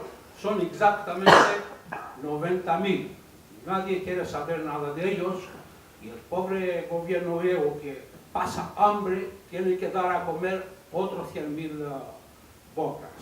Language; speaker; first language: Spanish; non-native, fluent; Greek